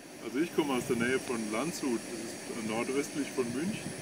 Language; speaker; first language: German; native; German